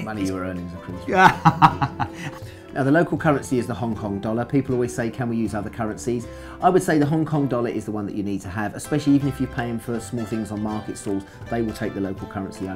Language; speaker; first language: English; native; English